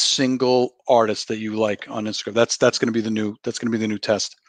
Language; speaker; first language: English; native; English